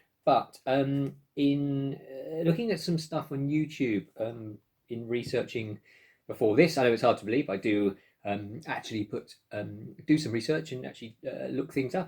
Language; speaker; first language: English; native; English